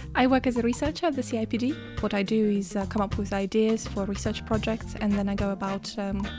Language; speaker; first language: English; non-native, fluent; Russian